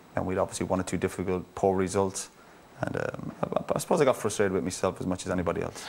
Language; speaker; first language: English; native; English